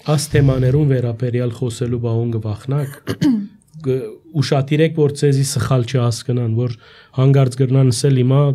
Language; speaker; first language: Armenian; early bilingual, heritage; Armenian